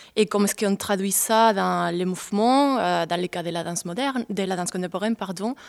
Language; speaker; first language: French; non-native, fluent; Spanish